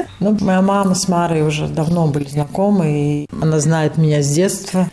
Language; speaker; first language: Russian; non-native, local second language; Latvian